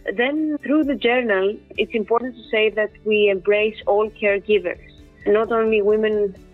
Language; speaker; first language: English; non-native, fluent; Greek